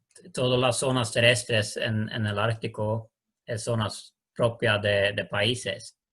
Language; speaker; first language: Spanish; non-native, learner; Swedish